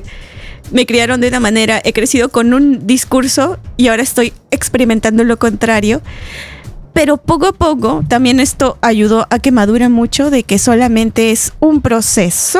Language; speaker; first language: Spanish; native; Spanish